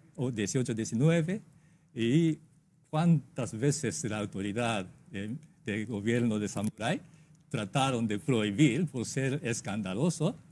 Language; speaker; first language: Spanish; non-native, fluent; Japanese